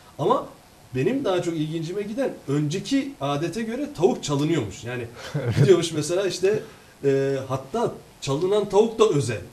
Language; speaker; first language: Turkish; native; Turkish